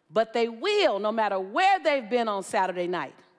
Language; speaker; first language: English; native; English